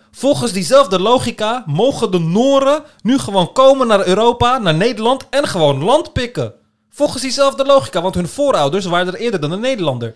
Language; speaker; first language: Dutch; early bilingual, other home language; Turkish